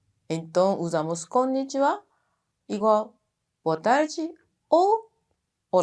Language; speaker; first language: Portuguese; non-native, fluent; Japanese